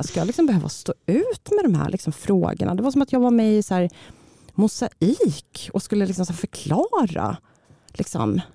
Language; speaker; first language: Swedish; early bilingual, other home language; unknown